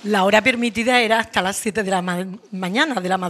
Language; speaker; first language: Spanish; native; Spanish